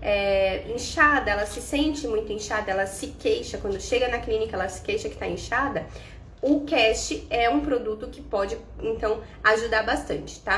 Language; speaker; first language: Portuguese; native; Portuguese